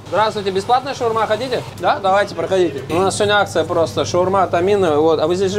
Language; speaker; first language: Russian; native; Russian